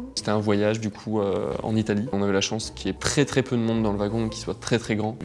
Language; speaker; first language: French; native; French